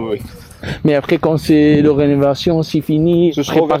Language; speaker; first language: French; non-native, learner; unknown